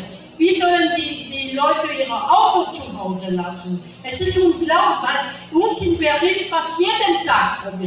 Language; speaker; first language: German; non-native, fluent; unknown